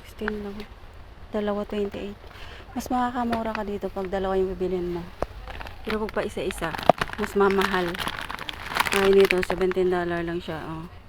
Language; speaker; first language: Filipino; native; Filipino